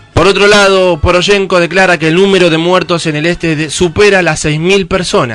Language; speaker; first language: Spanish; native; Spanish